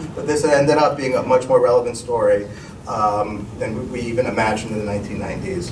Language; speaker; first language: English; native; English